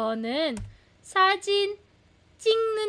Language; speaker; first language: Korean; non-native, fluent; Filipino